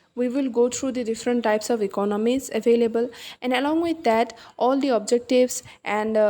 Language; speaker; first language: English; non-native, local second language; Assamese